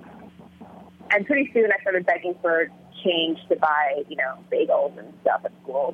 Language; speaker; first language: English; early bilingual, other home language; Vietnamese